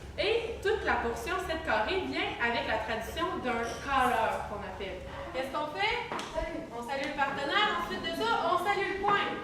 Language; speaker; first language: French; native; French